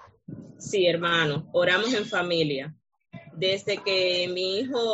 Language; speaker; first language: Spanish; native; Spanish